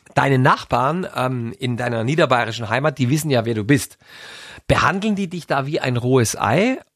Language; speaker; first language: German; native; German